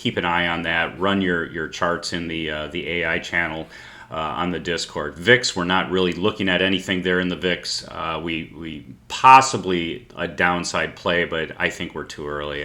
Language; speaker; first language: English; native; English